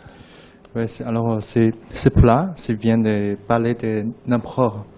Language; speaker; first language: French; non-native, learner; Chinese